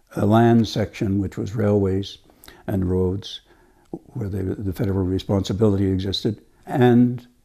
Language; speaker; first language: English; native; English